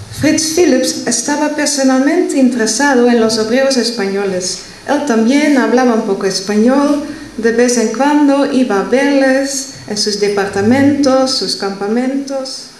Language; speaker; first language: Spanish; non-native, fluent; Dutch